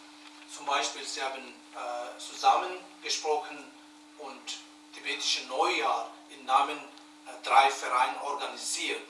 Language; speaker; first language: German; non-native, learner; Tibetan